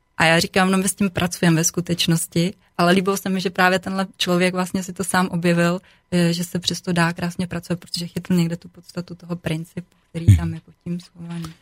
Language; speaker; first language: Czech; native; Czech